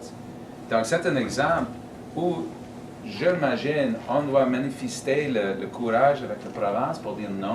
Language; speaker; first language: French; non-native, learner; English